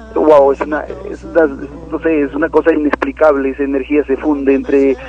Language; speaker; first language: Spanish; native; Spanish